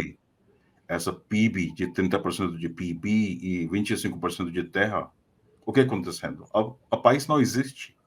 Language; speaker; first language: Portuguese; non-native, fluent; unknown